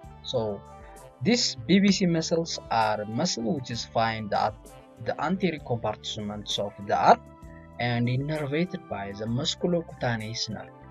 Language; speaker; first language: English; non-native, fluent; Amharic